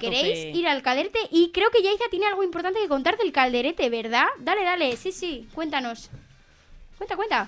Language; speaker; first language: Spanish; native; Spanish